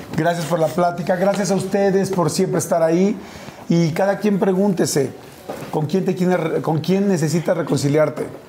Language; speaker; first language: Spanish; native; Spanish